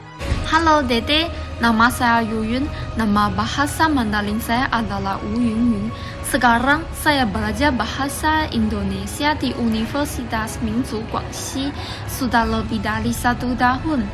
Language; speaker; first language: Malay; non-native, learner; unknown